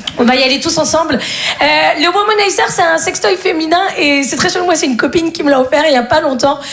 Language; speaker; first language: French; native; French